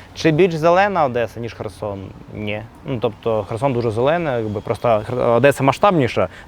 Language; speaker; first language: Ukrainian; native; Ukrainian